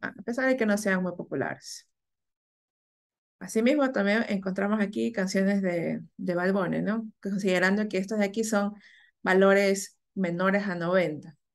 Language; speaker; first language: Spanish; native; Spanish